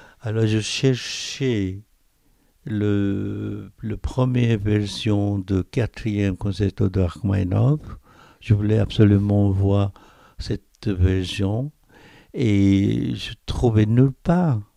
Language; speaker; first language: French; non-native, fluent; Korean